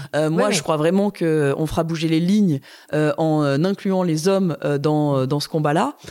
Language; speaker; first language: French; native; French